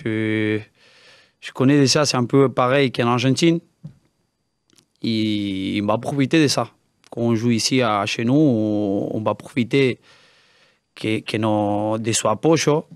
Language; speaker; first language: French; non-native, learner; Spanish